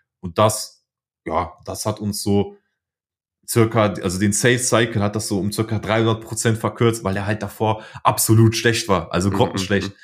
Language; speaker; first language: German; early bilingual, other home language; Polish